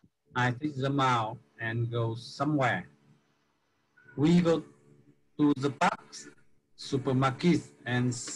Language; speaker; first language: English; non-native, learner; Vietnamese